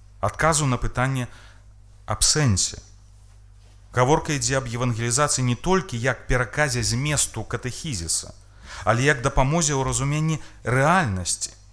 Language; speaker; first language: Belarusian; native; Belarusian